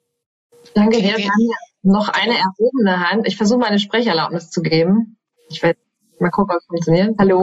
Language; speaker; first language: German; native; German